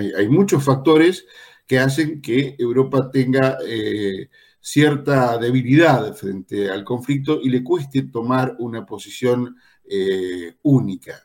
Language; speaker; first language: Spanish; native; Spanish